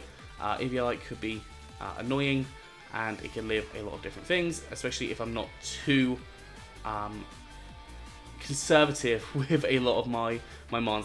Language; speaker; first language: English; native; English